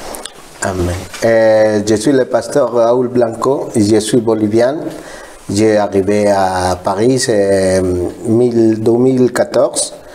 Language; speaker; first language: French; non-native, learner; Spanish